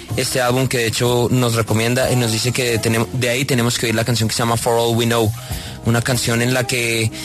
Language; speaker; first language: Spanish; native; Spanish